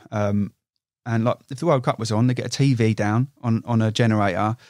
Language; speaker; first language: English; native; English